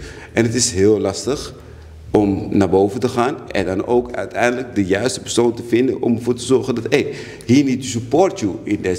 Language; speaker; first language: Dutch; native; Dutch